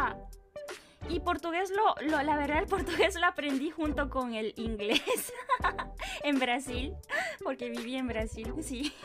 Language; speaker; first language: Spanish; non-native, fluent; Japanese